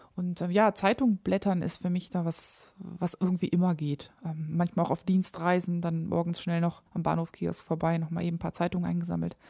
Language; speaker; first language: German; native; German